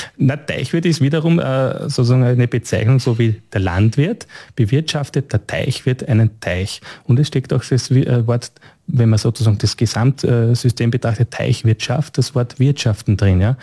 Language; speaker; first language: German; native; German